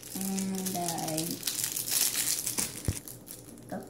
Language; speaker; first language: English; native; English